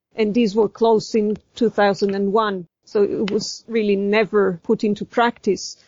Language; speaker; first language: English; non-native, fluent; Hebrew